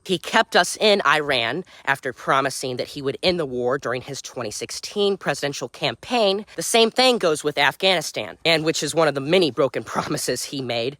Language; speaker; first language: English; native; English